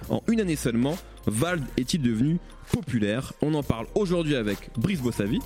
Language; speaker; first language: French; native; French